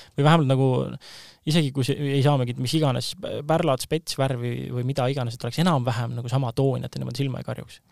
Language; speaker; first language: Estonian; native; Estonian